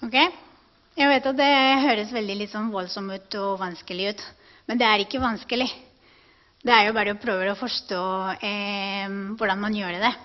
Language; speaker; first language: Norwegian; non-native, fluent; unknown